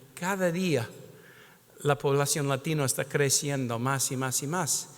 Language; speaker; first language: Spanish; non-native, fluent; English